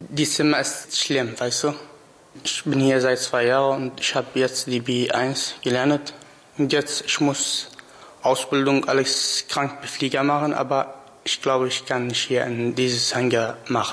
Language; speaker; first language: German; non-native, learner; Arabic